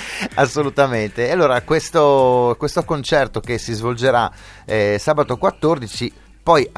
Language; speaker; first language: Italian; native; Italian